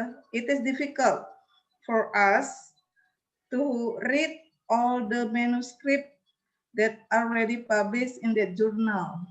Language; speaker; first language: English; non-native, learner; Indonesian